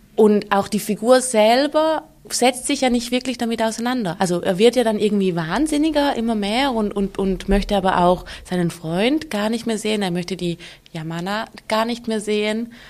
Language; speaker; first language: German; native; German